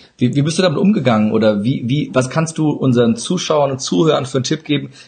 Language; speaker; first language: German; early bilingual, other home language; Turkish